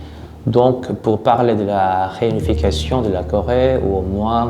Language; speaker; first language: French; non-native, fluent; Korean